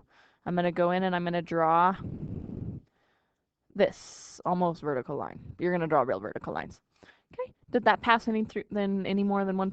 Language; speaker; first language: English; native; English